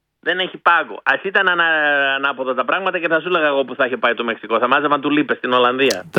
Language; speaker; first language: Greek; early bilingual, heritage; Greek